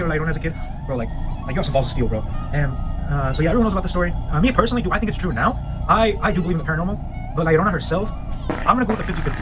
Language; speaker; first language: English; native; English